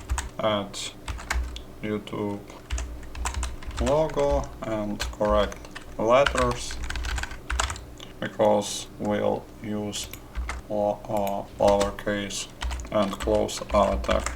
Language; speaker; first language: English; non-native, fluent; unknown